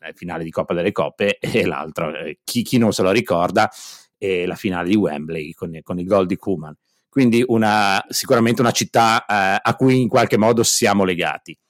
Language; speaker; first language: Italian; native; Italian